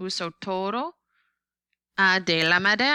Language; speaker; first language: Spanish; non-native, learner; English